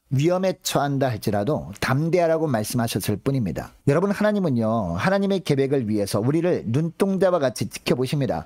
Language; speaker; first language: Korean; native; Korean